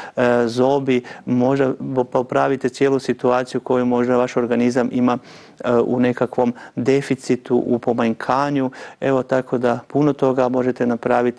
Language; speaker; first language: Croatian; native; Croatian